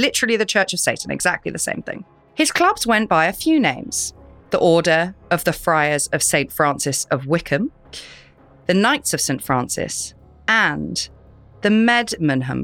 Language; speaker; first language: English; native; English